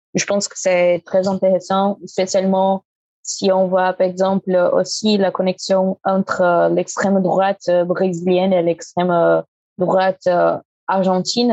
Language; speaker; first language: French; non-native, fluent; Portuguese